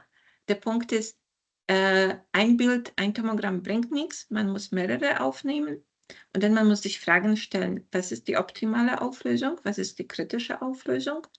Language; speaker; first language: German; non-native, fluent; Polish